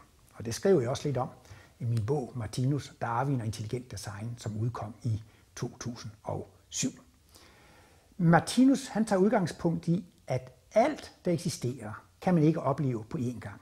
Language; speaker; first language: Danish; native; Danish